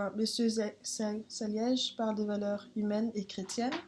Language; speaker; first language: French; non-native, learner; Danish